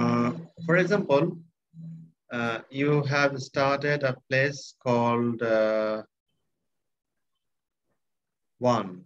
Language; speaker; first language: English; non-native, fluent; Bangla